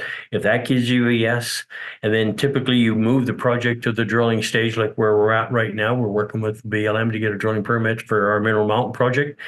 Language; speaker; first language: English; native; English